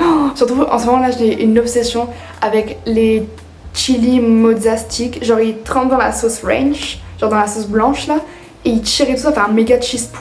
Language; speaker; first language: French; native; French